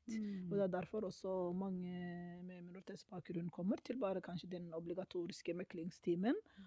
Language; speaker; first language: Norwegian; non-native, fluent; Somali